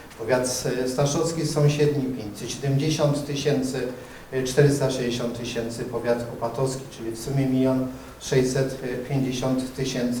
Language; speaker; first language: Polish; native; Polish